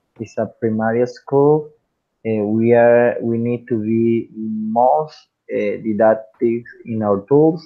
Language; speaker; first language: English; non-native, fluent; Spanish